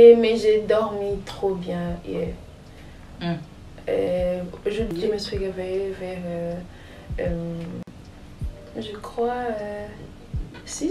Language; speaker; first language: French; non-native, learner; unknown